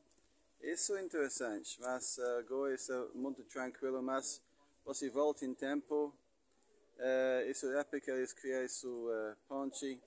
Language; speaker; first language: Portuguese; non-native, learner; English